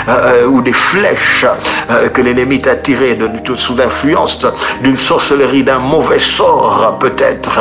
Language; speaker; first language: French; native; French